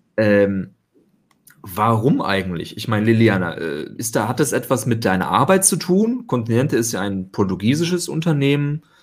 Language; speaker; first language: German; native; German